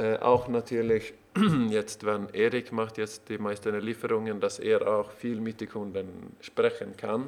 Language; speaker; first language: German; non-native, learner; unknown